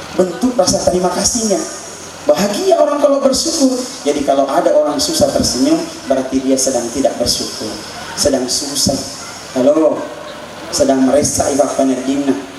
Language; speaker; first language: Indonesian; non-native, local second language; Buginese